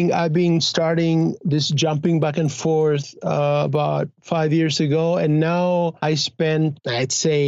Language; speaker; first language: English; non-native, fluent; Spanish